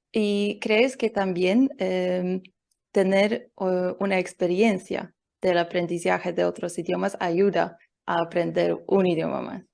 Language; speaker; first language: Spanish; non-native, learner; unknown